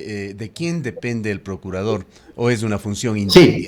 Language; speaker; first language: Spanish; native; Spanish